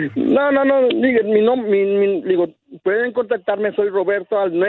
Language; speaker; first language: Spanish; native; Spanish